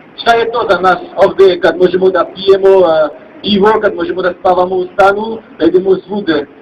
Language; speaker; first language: Bosnian; non-native, fluent; French